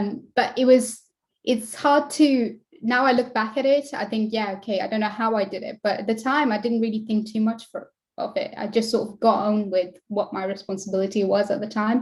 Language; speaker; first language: English; native; English